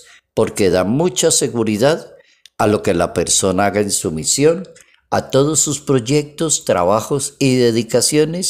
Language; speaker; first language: Spanish; native; Spanish